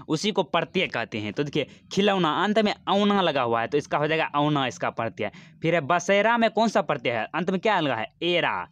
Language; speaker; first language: Hindi; native; Hindi